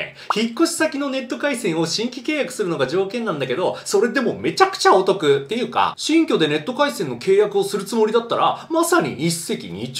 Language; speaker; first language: Japanese; native; Japanese